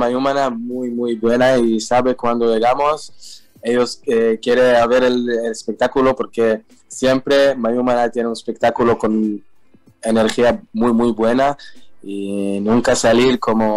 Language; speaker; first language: Spanish; non-native, learner; Hebrew